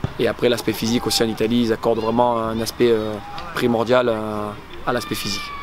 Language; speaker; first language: French; native; French